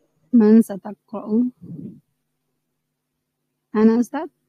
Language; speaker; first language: Arabic; non-native, learner; Indonesian